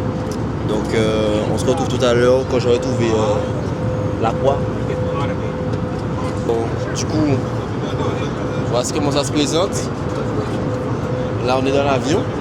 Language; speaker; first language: French; native; French